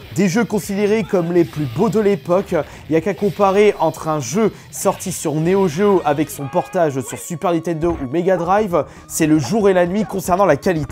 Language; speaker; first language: French; native; French